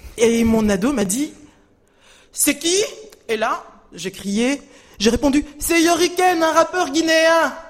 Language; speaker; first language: French; native; French